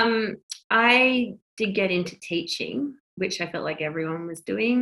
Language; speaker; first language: English; native; English